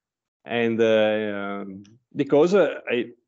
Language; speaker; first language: English; non-native, learner; Italian